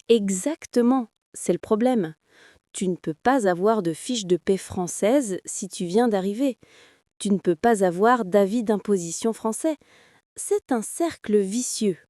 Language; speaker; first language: French; non-native, fluent; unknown